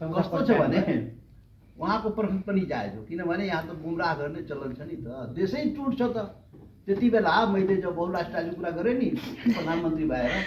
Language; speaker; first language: Nepali; non-native, local second language; Maithili